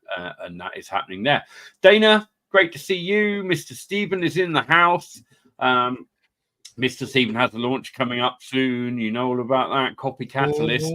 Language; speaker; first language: English; native; English